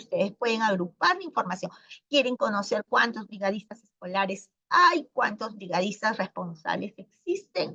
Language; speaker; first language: Spanish; native; Spanish